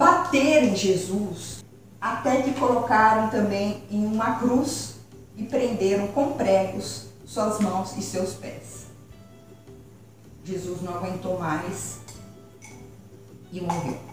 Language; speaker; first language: Portuguese; native; Portuguese